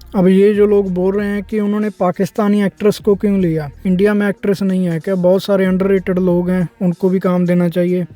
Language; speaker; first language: Hindi; non-native, local second language; Punjabi